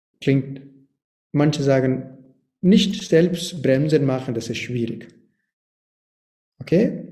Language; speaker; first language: German; non-native, learner; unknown